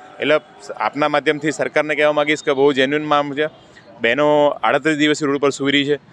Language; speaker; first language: Gujarati; native; Gujarati